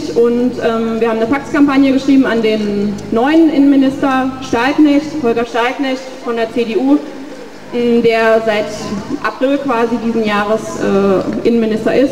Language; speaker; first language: German; native; German